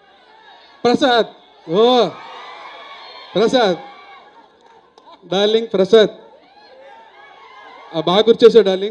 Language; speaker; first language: Telugu; native; Telugu